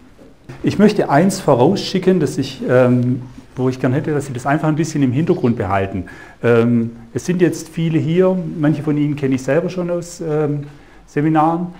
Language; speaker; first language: German; native; German